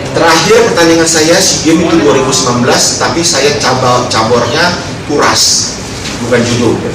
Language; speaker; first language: Malay; native; Malay